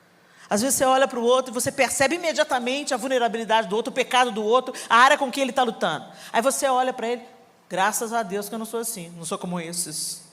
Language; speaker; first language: Portuguese; native; Portuguese